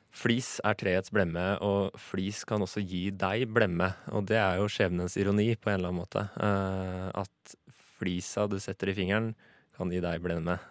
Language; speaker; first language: Norwegian; native; Norwegian